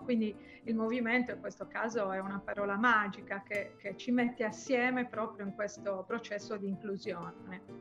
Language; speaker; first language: Italian; native; Italian